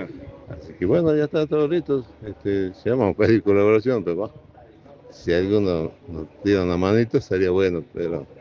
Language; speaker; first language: Spanish; native; Spanish